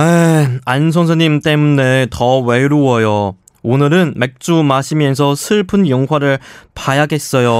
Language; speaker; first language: Korean; non-native, learner; Chinese